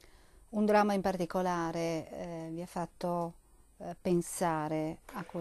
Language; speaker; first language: Italian; native; Italian